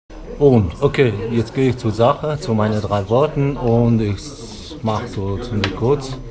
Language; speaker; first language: German; non-native, fluent; Mongolian